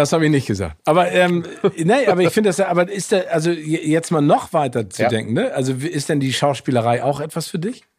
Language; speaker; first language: German; native; German